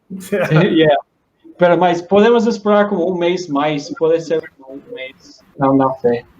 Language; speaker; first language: Portuguese; non-native, learner; Spanish